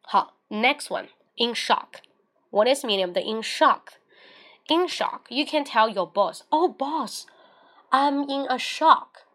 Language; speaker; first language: English; non-native, fluent; Chinese